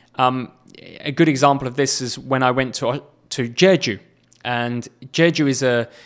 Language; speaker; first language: English; native; English